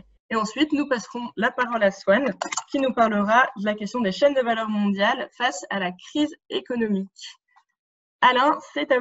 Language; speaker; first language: French; native; French